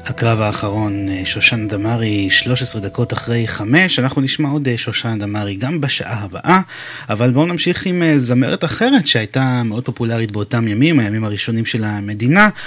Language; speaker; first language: Hebrew; native; Hebrew